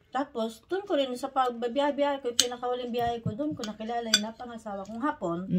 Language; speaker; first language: Filipino; native; Filipino